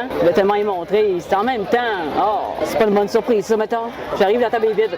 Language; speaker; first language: French; native; French